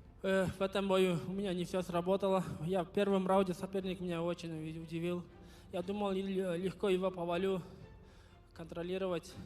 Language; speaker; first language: Russian; non-native, fluent; Kyrgyz